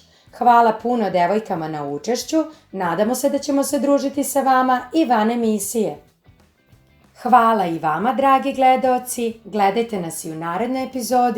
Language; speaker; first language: Serbian; native; Serbian